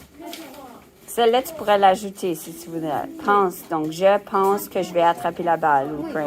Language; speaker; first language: French; native; French